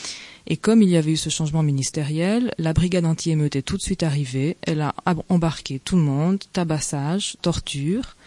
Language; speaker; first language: French; native; French